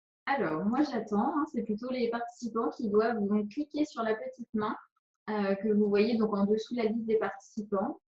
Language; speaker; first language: French; native; French